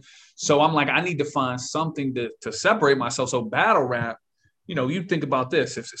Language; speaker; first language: English; native; English